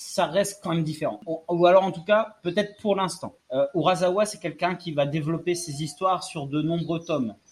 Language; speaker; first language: French; native; French